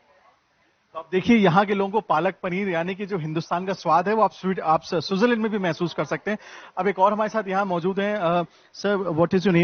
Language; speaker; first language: Hindi; native; Hindi